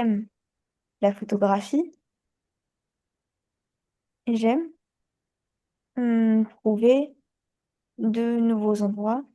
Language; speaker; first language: French; early bilingual, other home language; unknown